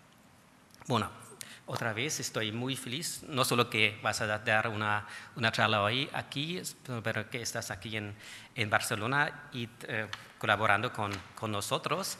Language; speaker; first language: Spanish; non-native, fluent; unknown